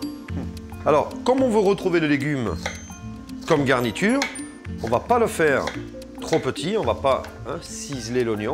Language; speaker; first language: French; native; French